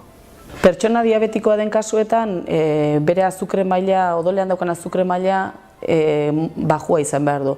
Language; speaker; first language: Basque; native; Basque